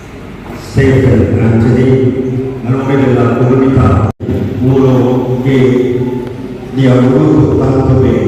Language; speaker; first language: Italian; non-native, fluent; Tamil